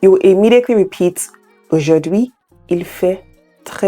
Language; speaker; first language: French; non-native, fluent; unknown